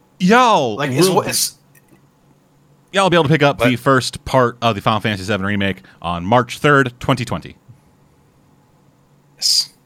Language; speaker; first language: English; native; English